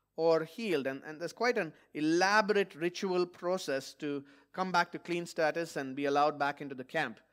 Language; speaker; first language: English; non-native, local second language; Malayalam